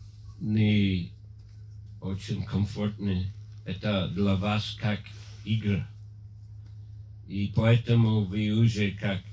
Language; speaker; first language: Russian; non-native, fluent; English